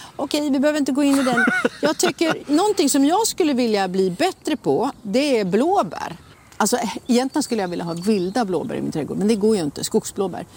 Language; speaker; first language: Swedish; native; Swedish